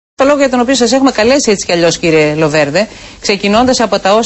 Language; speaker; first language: Greek; native; Greek